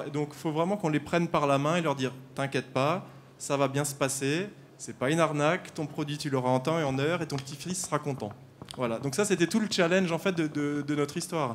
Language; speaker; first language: French; native; French